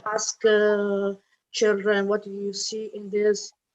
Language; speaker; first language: English; non-native, fluent; Italian